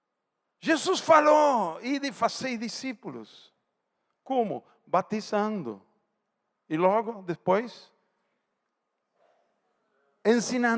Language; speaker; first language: Portuguese; non-native, fluent; Spanish